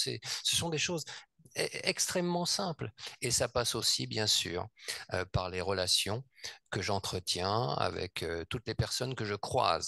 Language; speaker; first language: French; native; French